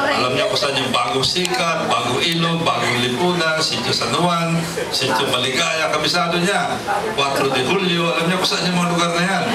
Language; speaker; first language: Filipino; native; Filipino